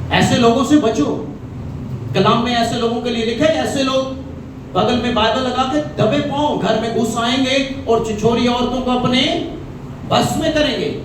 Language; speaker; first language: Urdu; non-native, local second language; Punjabi